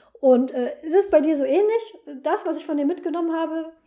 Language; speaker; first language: German; native; German